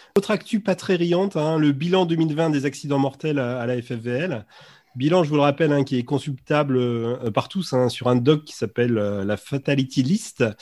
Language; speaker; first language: French; native; French